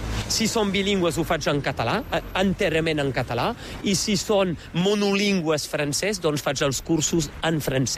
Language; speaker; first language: Catalan; native; Catalan